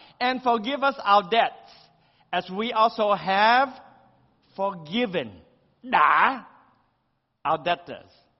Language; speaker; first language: English; early bilingual, other home language; Vietnamese